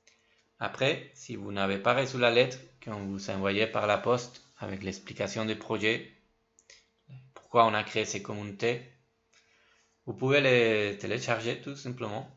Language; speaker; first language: French; non-native, fluent; Spanish